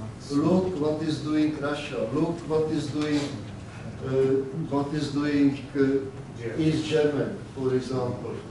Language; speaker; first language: English; non-native, learner; Czech